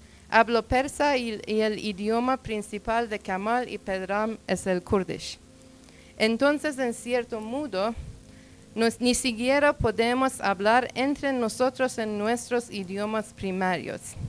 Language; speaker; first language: Spanish; non-native, learner; Persian